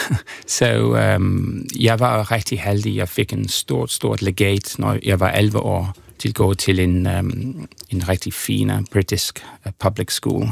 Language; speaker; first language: Danish; non-native, learner; English